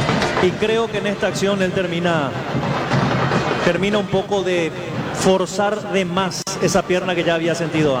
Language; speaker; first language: Spanish; native; Spanish